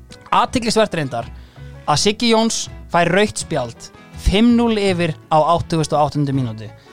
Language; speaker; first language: Icelandic; native; Icelandic